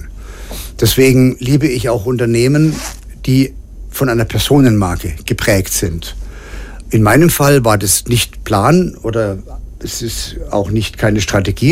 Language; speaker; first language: German; native; German